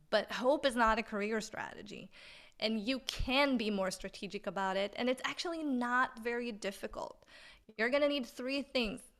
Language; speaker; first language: English; non-native, fluent; Hebrew